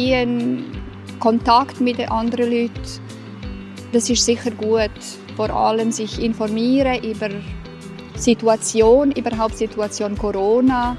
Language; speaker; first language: German; non-native, fluent; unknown